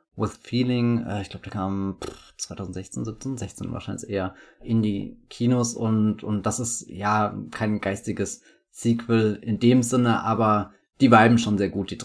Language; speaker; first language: German; native; German